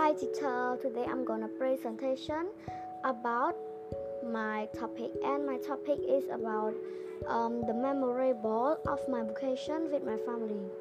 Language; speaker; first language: English; non-native, learner; Khmer